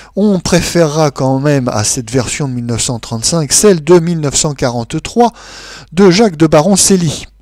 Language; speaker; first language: French; native; French